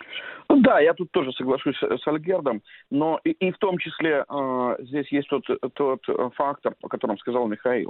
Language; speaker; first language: Russian; native; Russian